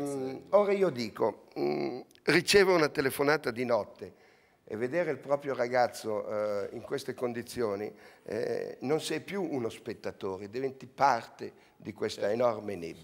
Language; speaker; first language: Italian; native; Italian